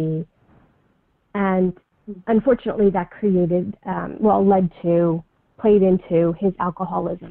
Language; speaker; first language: English; native; English